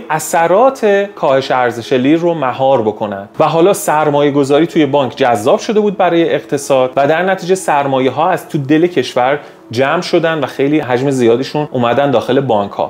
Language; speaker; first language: Persian; native; Persian